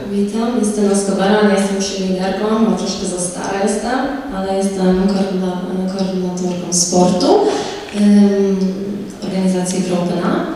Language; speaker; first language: Polish; early bilingual, heritage; Polish